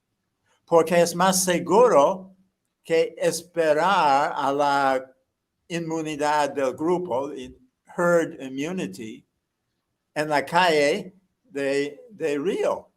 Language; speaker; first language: Spanish; non-native, fluent; English